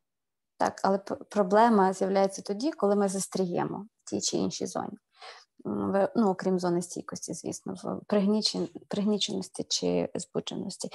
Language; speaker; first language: Ukrainian; native; Ukrainian